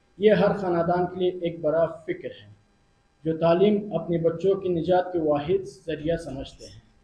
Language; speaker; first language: Urdu; non-native, fluent; Pashto